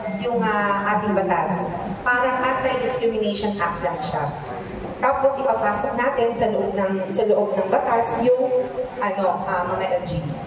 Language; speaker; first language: Filipino; native; Filipino